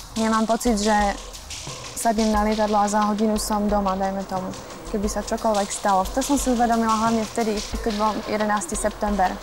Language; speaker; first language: Slovak; native; Slovak